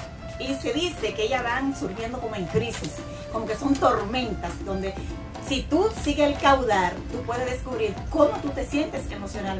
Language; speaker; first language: Spanish; native; Spanish